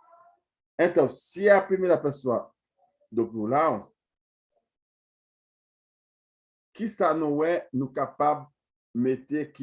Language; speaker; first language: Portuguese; non-native, fluent; Haitian Creole